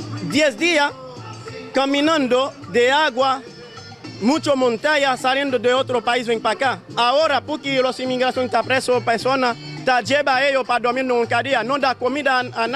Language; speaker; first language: Spanish; non-native, learner; Haitian Creole